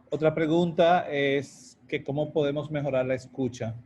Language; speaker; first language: Spanish; native; Spanish